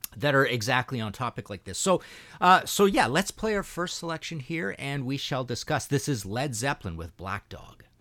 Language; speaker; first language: English; early bilingual, other home language; Russian